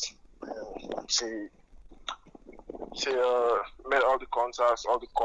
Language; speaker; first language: English; non-native, local second language; French